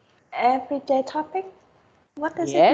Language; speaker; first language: English; non-native, learner; Vietnamese